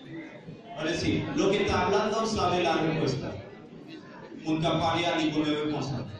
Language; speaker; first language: Spanish; non-native, learner; Haitian Creole